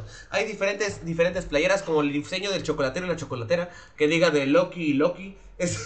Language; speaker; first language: Spanish; native; Spanish